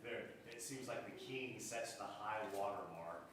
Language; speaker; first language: English; native; English